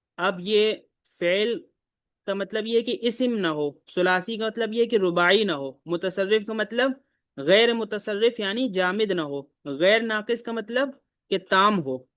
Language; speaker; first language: Urdu; native; Urdu